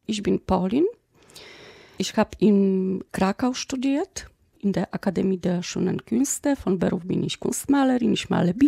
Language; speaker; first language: German; non-native, fluent; Polish